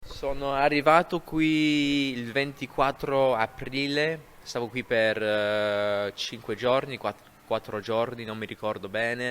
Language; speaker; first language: Italian; non-native, fluent; English